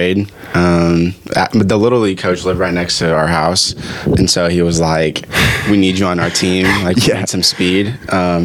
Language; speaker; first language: English; early bilingual, other home language; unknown